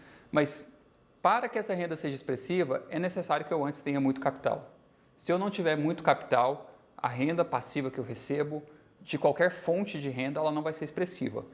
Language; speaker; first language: Portuguese; native; Portuguese